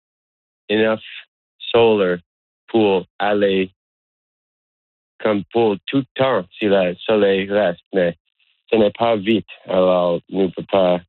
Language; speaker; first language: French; non-native, learner; English